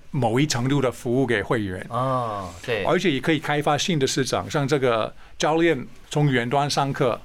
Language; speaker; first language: Chinese; non-native, fluent; English